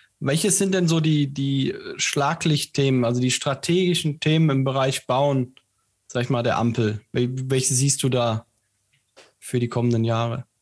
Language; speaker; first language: German; native; German